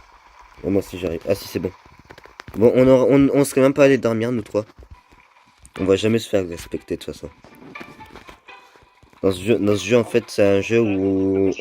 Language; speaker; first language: French; native; French